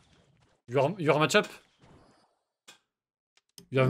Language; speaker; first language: English; non-native, learner; French